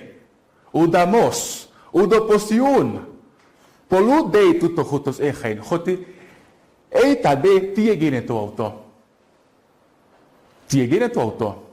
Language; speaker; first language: Greek; non-native, fluent; Portuguese